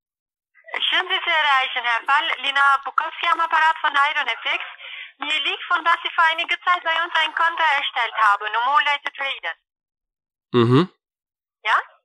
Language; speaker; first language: German; non-native, learner; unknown